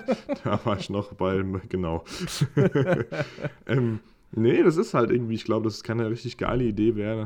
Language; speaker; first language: German; native; German